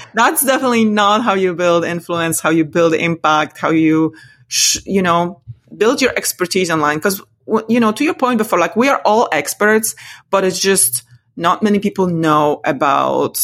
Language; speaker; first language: English; non-native, fluent; Polish